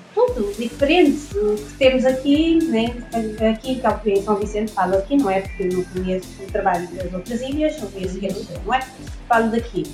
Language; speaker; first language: Portuguese; non-native, local second language; Kabuverdianu